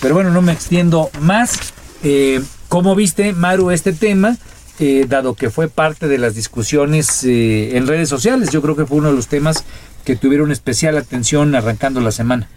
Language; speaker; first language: Spanish; native; Spanish